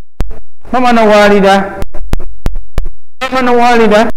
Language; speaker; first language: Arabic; non-native, fluent; Indonesian